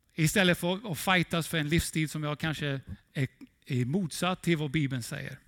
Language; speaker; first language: Swedish; native; Swedish